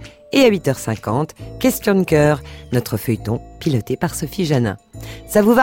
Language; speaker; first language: French; native; French